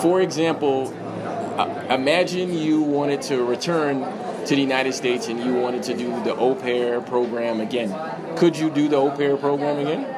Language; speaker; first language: English; native; English